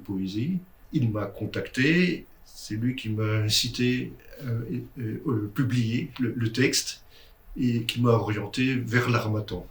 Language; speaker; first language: French; native; French